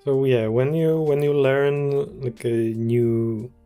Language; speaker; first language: English; non-native, fluent; Polish